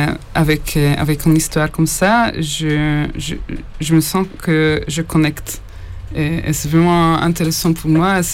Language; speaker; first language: French; non-native, learner; Hungarian